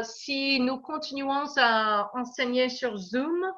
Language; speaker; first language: French; non-native, fluent; English